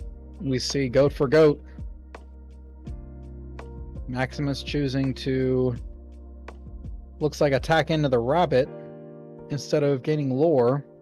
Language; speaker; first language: English; native; English